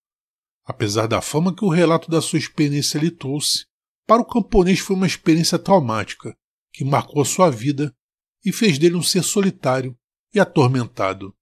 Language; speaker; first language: Portuguese; native; Portuguese